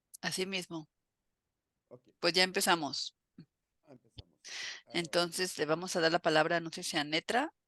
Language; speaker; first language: Spanish; native; Spanish